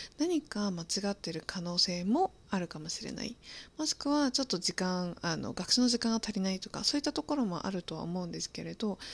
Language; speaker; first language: Japanese; native; Japanese